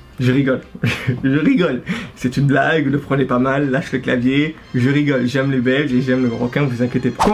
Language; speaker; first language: French; early bilingual, other home language; Arabic